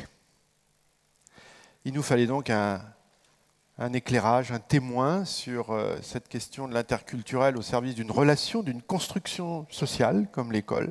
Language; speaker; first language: French; native; French